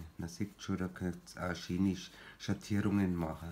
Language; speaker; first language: German; native; German